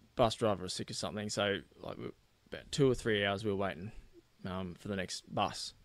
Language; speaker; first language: English; native; English